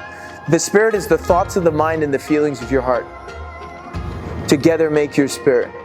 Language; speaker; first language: English; native; English